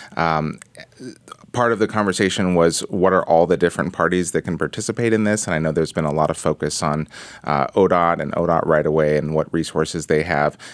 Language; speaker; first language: English; native; English